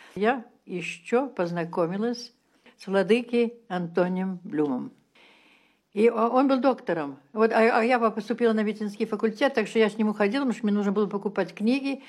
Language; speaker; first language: Russian; early bilingual, heritage; Russian